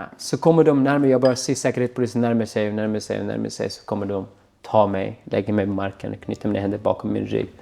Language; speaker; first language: Swedish; non-native, fluent; Arabic